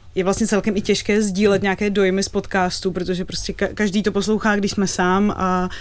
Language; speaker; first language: Czech; native; Czech